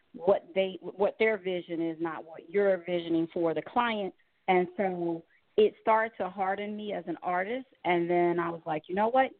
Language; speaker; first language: English; native; English